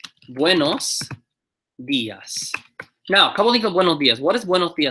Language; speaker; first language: Spanish; non-native, learner; English